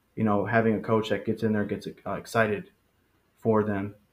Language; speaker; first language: English; early bilingual, other home language; Spanish